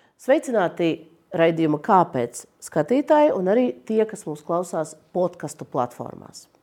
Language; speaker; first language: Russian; native; Russian